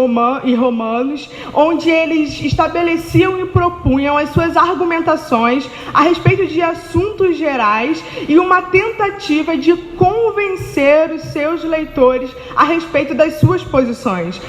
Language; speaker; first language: Portuguese; native; Portuguese